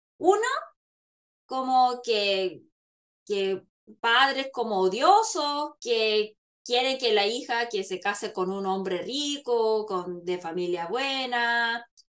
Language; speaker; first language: Spanish; non-native, fluent; Korean